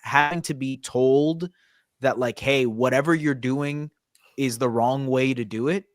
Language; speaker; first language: English; native; English